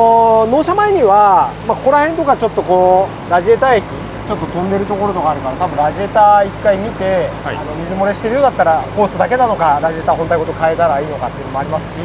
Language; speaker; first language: Japanese; native; Japanese